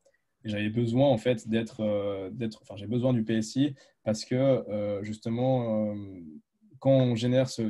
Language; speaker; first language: French; native; French